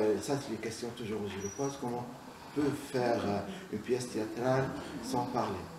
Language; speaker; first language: French; non-native, local second language; Arabic